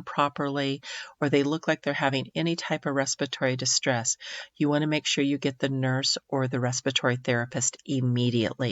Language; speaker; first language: English; native; English